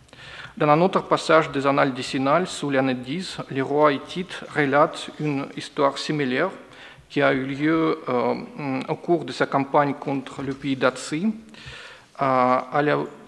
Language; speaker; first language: French; non-native, fluent; Russian